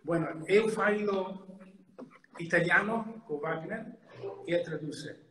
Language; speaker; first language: Portuguese; non-native, learner; Italian